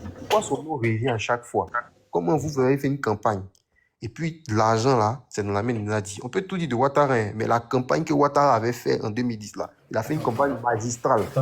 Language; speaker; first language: French; native; French